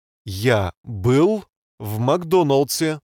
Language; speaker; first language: Russian; non-native, learner; English